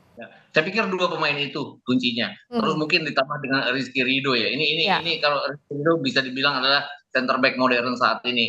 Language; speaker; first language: Indonesian; native; Indonesian